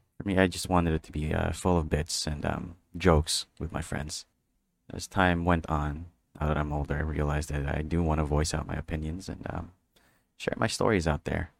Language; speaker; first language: English; non-native, local second language; Filipino